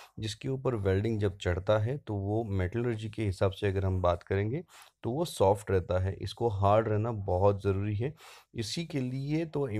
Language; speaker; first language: Hindi; non-native, local second language; Marathi